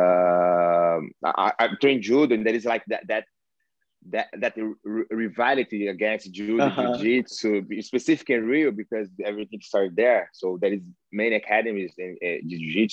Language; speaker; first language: English; non-native, learner; Portuguese